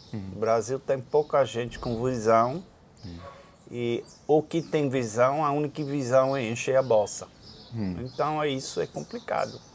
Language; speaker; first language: Portuguese; non-native, fluent; Dutch